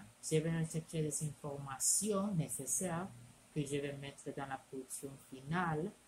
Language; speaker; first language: French; non-native, learner; Spanish